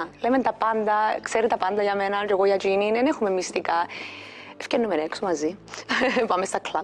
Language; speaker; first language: Greek; native; Greek